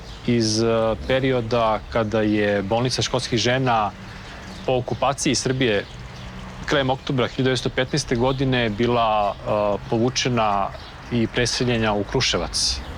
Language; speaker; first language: Bosnian; native; Bosnian